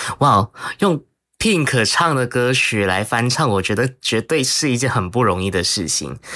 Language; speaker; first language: Chinese; native; Chinese